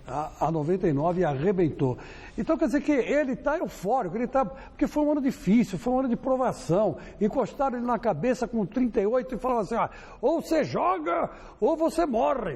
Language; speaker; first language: Portuguese; native; Portuguese